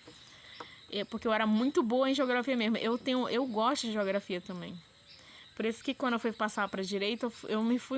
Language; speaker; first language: Portuguese; native; Portuguese